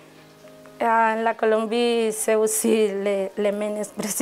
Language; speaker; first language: French; non-native, learner; Spanish